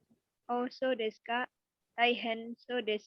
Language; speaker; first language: Japanese; non-native, learner; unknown